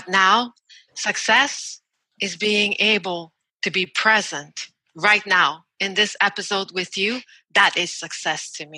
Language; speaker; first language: English; non-native, fluent; French